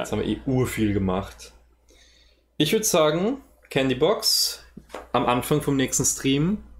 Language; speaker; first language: German; native; German